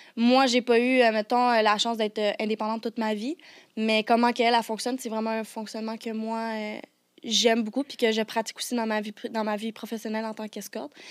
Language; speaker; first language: French; native; French